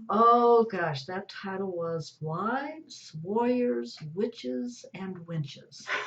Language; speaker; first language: English; native; English